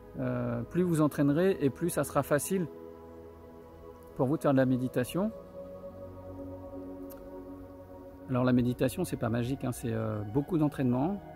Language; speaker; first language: French; native; French